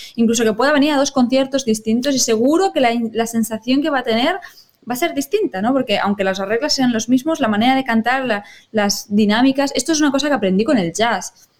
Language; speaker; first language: Spanish; native; Spanish